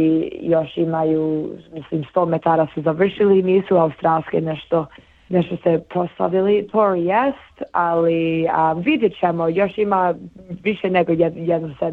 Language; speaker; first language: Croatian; early bilingual, heritage; Bosnian